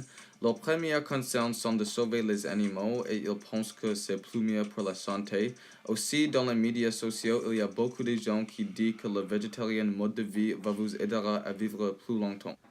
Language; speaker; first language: French; non-native, learner; English